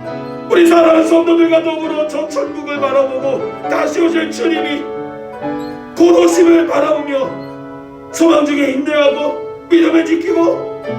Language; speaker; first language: Korean; native; Korean